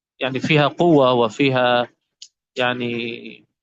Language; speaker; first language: Arabic; native; Arabic